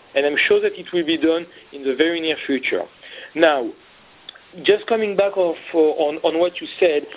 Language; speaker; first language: English; non-native, fluent; French